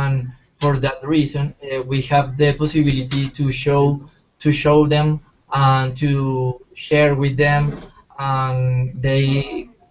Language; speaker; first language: English; non-native, learner; Spanish